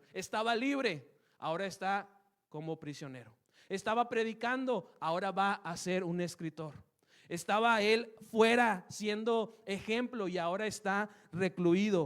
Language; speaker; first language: Spanish; native; Spanish